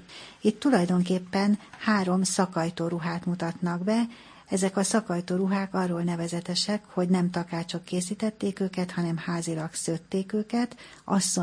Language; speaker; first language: Hungarian; native; Hungarian